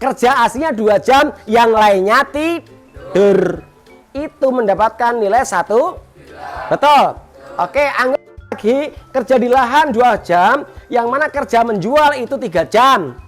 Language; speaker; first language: Indonesian; non-native, local second language; Javanese